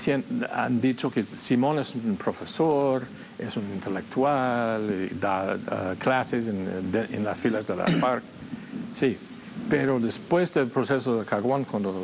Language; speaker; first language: Spanish; non-native, fluent; English